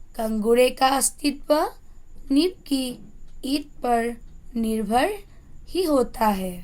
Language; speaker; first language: Hindi; non-native, local second language; Assamese